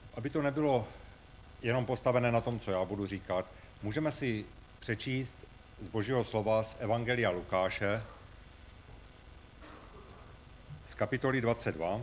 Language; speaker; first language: Czech; native; Czech